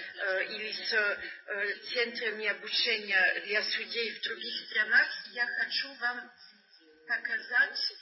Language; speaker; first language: Russian; non-native, learner; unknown